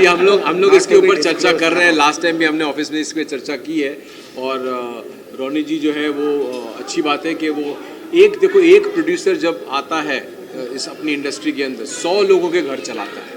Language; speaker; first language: Hindi; native; Hindi